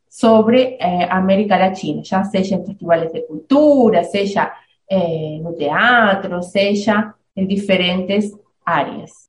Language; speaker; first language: Portuguese; non-native, fluent; Spanish